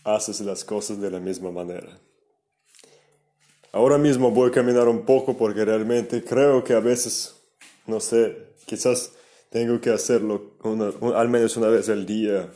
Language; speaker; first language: Spanish; non-native, fluent; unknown